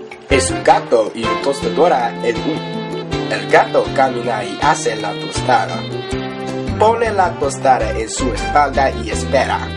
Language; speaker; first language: Spanish; non-native, learner; English